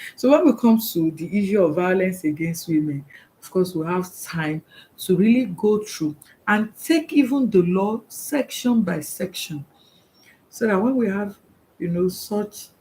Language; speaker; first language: English; non-native, local second language; Yoruba